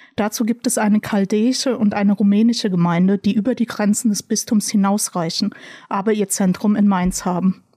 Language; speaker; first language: German; early bilingual, other home language; Croatian